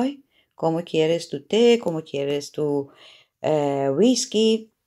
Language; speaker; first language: Spanish; non-native, fluent; Persian